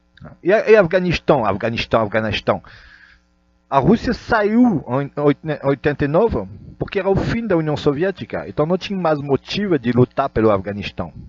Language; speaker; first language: Portuguese; non-native, fluent; Russian